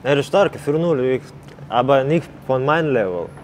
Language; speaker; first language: German; non-native, learner; Russian